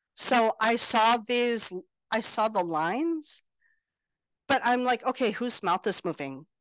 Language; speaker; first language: English; native; English